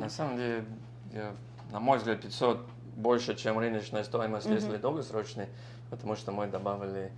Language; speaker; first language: Russian; non-native, learner; English